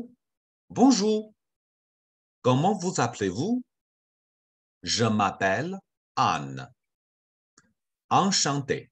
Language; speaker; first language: French; non-native, fluent; Chinese